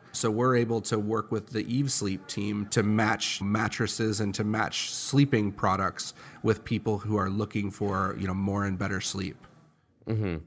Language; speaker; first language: English; native; English